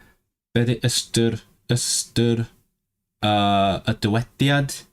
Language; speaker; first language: Welsh; non-native, learner; Cantonese